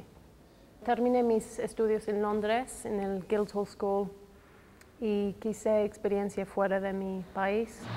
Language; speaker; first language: Spanish; non-native, fluent; English